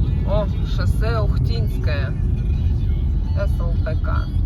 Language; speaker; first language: Russian; native; Russian